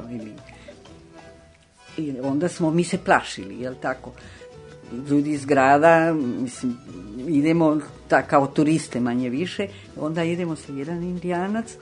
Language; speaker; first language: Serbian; non-native, fluent; Spanish